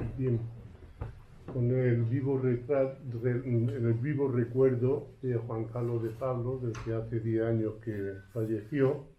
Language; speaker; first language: Spanish; native; Spanish